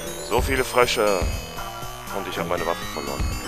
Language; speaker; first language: German; native; German